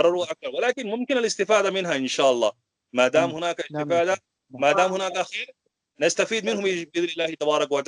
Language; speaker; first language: Arabic; non-native, fluent; Urdu